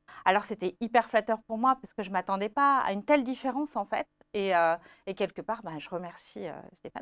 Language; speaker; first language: French; native; French